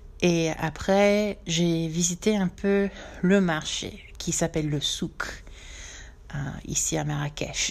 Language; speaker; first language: French; non-native, fluent; English